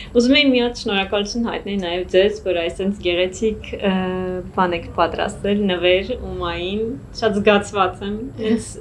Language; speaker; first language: Armenian; native; Armenian